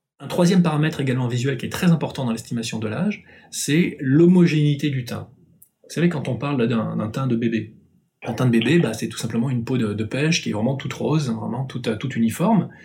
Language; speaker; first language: French; native; French